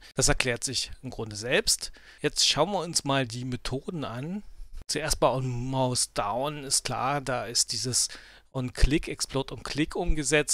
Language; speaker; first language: German; native; German